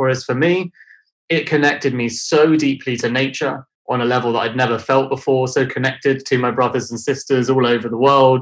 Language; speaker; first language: English; native; English